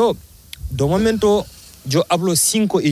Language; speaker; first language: Spanish; non-native, learner; Fula